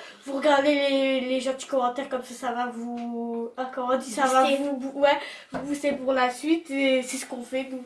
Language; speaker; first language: French; native; French